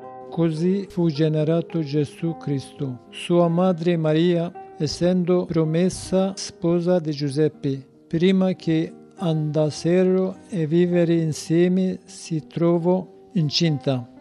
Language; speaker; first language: Italian; non-native, learner; Kurdish